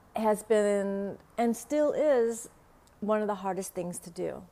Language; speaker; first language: English; non-native, fluent; Vietnamese